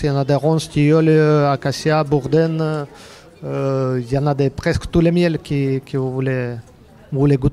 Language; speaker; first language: French; non-native, learner; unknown